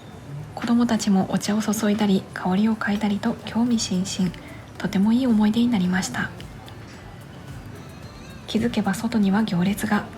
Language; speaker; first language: Japanese; native; Japanese